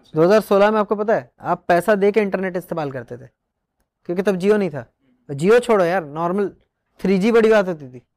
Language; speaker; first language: Hindi; non-native, local second language; Odia